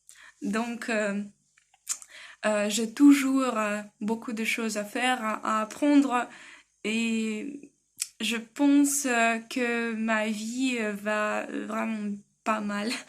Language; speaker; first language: French; non-native, learner; Russian